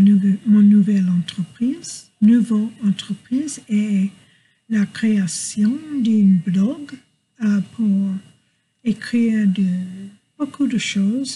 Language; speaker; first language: French; non-native, learner; English